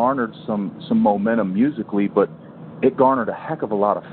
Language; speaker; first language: English; native; English